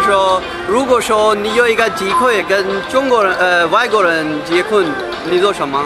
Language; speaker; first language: Chinese; non-native, learner; Urdu